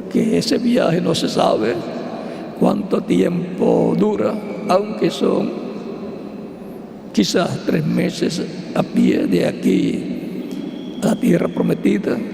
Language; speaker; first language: Spanish; native; Spanish